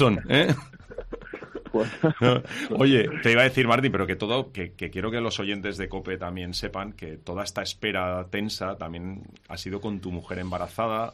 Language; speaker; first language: Spanish; native; Spanish